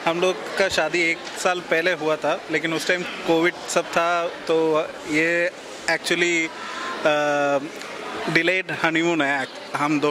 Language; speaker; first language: Hindi; non-native, local second language; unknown